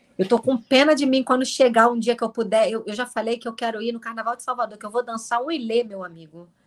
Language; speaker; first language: Portuguese; native; Portuguese